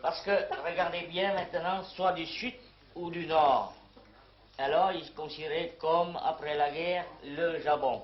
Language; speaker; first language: French; non-native, local second language; Vietnamese